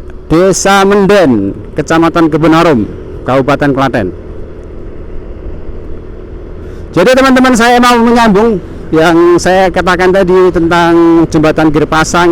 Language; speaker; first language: Indonesian; non-native, local second language; Javanese